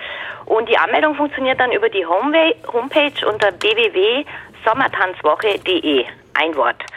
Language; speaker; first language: German; native; German